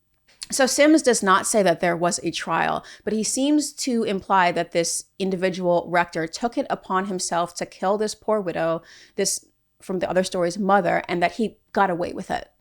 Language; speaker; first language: English; native; English